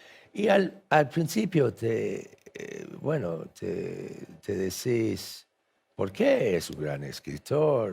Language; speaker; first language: Spanish; non-native, fluent; English